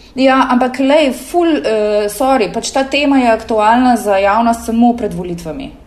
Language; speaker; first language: Slovenian; native; Slovenian